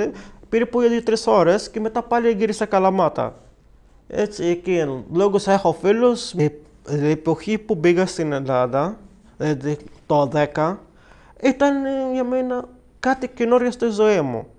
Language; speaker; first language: Greek; non-native, fluent; Arabic